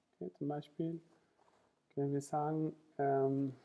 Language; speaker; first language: German; non-native, fluent; Spanish